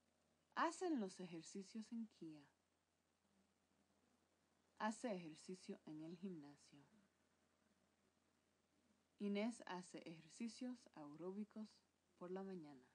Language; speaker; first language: Spanish; non-native, fluent; English